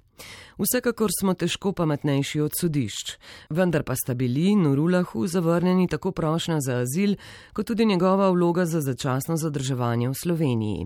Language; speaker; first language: Slovenian; native; Slovenian